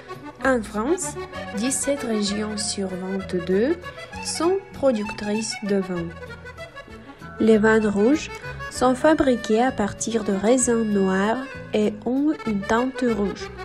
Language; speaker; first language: French; non-native, learner; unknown